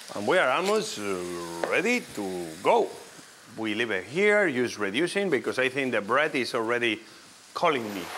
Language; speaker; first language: English; non-native, fluent; Spanish